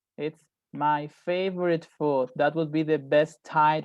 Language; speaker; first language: English; non-native, fluent; Spanish